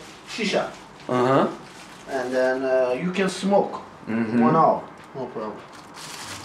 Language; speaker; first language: English; non-native, learner; Arabic